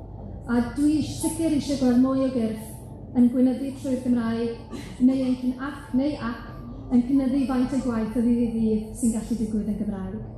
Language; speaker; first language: Welsh; native; Welsh